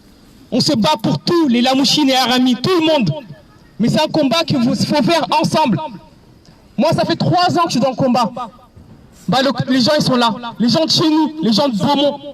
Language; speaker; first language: French; native; French